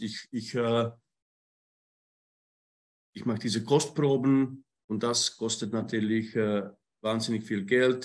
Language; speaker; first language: German; non-native, fluent; Czech